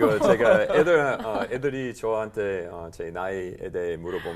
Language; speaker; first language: Korean; non-native, learner; English